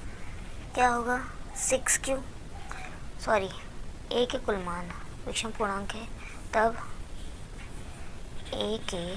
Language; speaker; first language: Hindi; native; Hindi